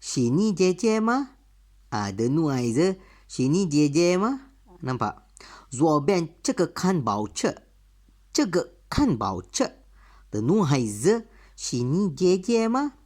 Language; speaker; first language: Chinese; non-native, learner; Malay